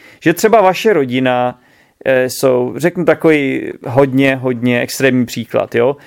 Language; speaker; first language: Czech; native; Czech